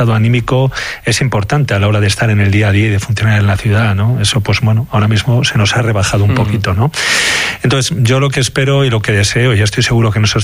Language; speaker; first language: Spanish; native; Spanish